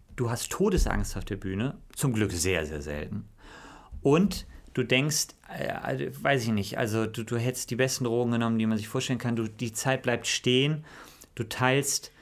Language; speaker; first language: German; native; German